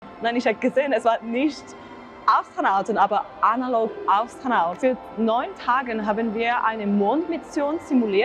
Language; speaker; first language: German; non-native, learner; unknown